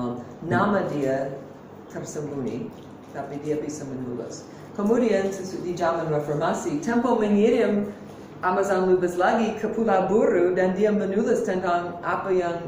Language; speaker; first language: Indonesian; non-native, fluent; English